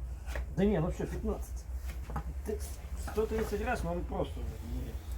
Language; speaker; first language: Russian; native; Russian